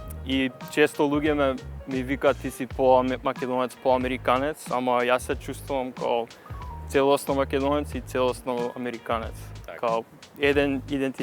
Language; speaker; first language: Macedonian; early bilingual, heritage; Macedonian